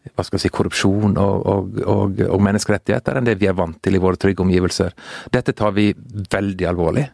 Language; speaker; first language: Norwegian; native; Norwegian